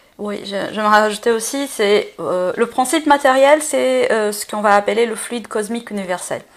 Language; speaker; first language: French; non-native, fluent; Portuguese